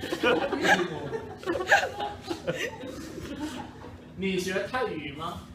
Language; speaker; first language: Chinese; non-native, fluent; Thai